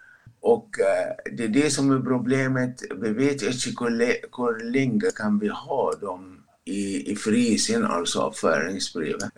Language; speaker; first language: Swedish; non-native, fluent; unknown